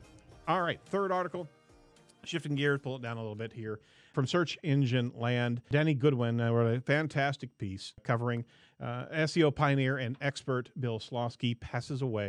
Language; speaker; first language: English; native; English